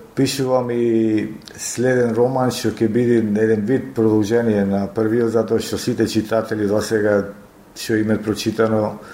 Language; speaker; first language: Macedonian; native; Macedonian